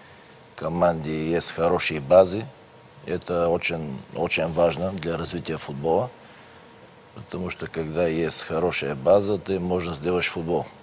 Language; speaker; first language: Russian; non-native, learner; Bulgarian